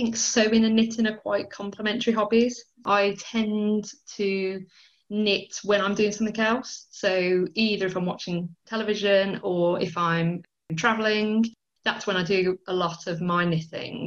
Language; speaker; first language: English; native; English